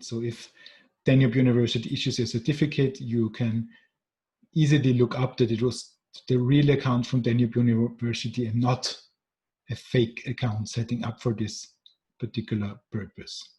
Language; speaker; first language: English; non-native, fluent; German